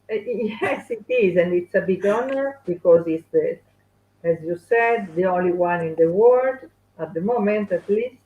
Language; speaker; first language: English; non-native, fluent; Italian